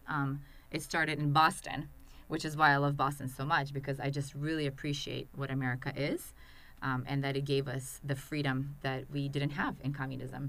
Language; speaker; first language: English; non-native, fluent; Russian